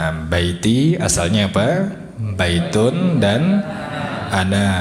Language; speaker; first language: Indonesian; native; Indonesian